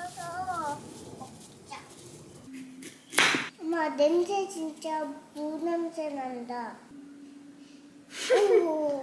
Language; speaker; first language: Korean; early bilingual, heritage; Korean